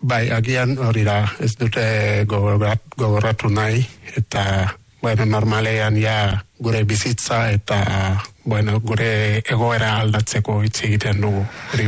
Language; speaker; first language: Basque; non-native, learner; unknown